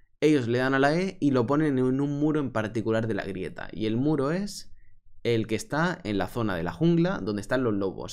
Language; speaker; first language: Spanish; native; Spanish